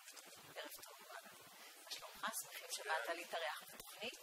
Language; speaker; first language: Hebrew; native; Hebrew